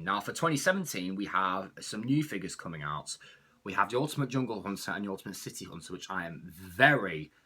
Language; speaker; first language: English; native; English